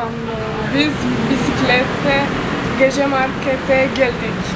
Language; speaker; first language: Turkish; non-native, learner; French